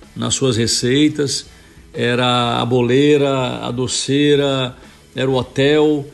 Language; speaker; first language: Portuguese; native; Portuguese